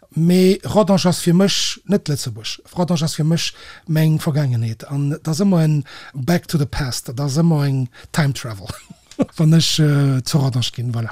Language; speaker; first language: Luxembourgish; early bilingual, other home language; Portuguese